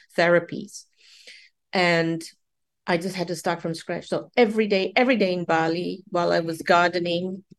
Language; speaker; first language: English; non-native, local second language; Cantonese